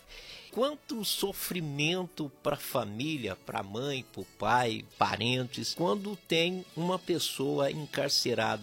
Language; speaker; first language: Portuguese; native; Portuguese